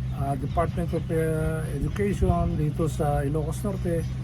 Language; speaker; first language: Filipino; native; Filipino